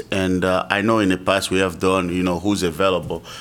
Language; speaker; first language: English; non-native, fluent; French